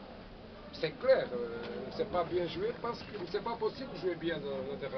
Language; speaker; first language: French; non-native, fluent; Portuguese